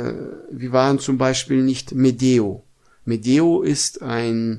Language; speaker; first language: German; non-native, fluent; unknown